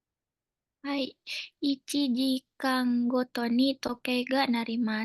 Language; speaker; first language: Japanese; non-native, learner; Indonesian